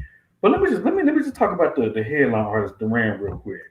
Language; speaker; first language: English; native; English